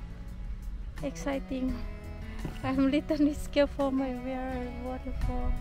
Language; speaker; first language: English; non-native, learner; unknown